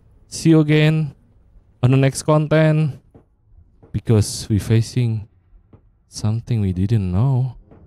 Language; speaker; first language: English; non-native, learner; Indonesian